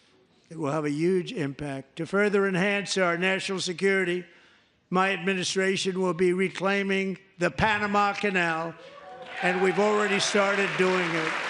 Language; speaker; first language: English; native; English